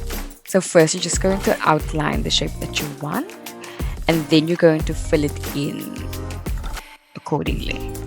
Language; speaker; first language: English; native; English